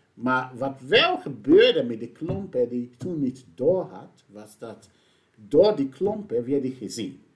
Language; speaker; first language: Dutch; non-native, fluent; English